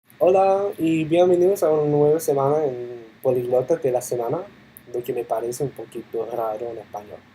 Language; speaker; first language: Spanish; non-native, fluent; English